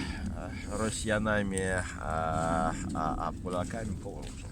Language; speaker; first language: Polish; non-native, fluent; Russian